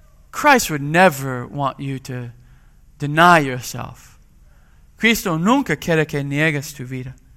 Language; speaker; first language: English; native; English